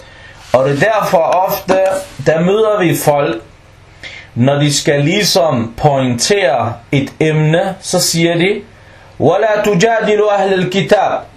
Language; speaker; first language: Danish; non-native, fluent; Arabic